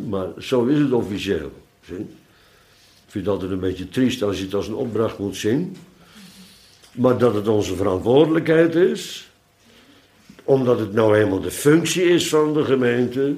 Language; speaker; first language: Dutch; native; Dutch